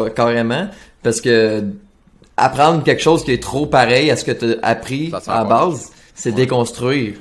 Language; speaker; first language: French; native; French